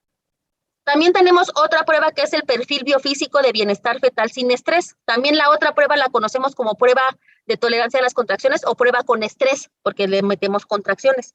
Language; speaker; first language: Spanish; native; Spanish